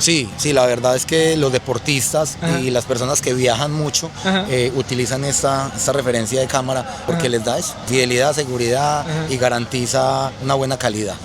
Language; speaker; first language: Spanish; native; Spanish